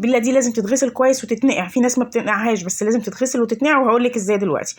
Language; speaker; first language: Arabic; native; Arabic